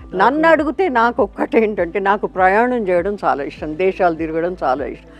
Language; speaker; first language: Telugu; native; Telugu